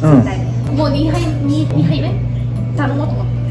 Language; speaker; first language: Japanese; non-native, fluent; Italian